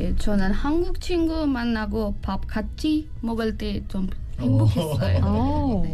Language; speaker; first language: Korean; non-native, learner; Nepali